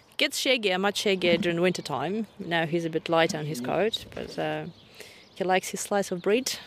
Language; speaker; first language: English; non-native, fluent; Russian